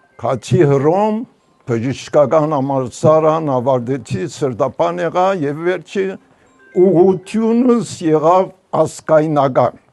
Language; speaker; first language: Armenian; non-native, local second language; Turkish